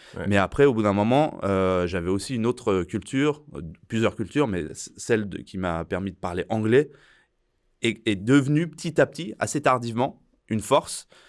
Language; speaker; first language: French; early bilingual, other home language; Persian